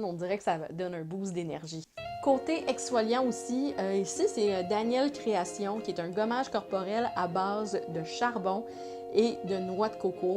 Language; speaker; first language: French; native; French